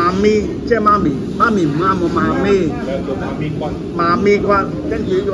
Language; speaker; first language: Cantonese; native; Cantonese